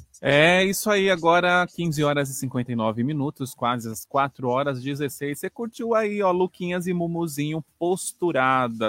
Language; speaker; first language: Portuguese; native; Portuguese